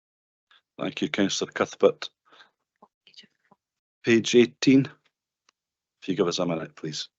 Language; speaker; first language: English; native; English